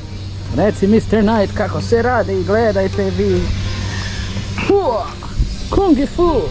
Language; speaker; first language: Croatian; non-native, learner; Portuguese